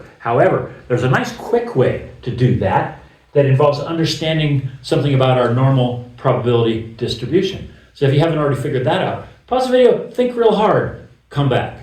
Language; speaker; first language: English; native; English